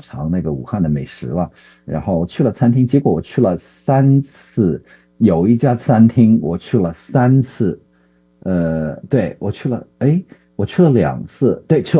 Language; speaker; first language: Chinese; native; Chinese